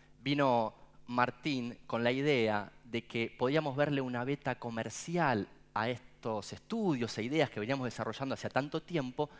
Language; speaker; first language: Spanish; native; Spanish